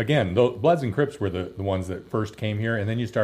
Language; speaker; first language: English; native; English